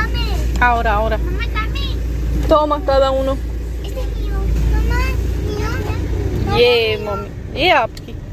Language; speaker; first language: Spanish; non-native, learner; Urdu